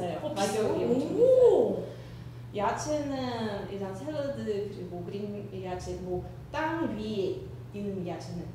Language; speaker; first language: Korean; non-native, learner; Russian